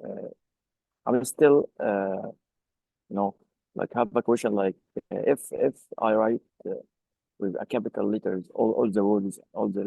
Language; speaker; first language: English; non-native, fluent; Arabic